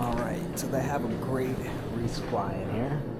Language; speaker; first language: English; native; English